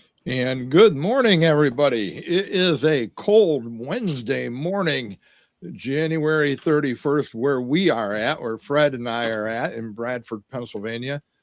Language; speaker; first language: English; native; English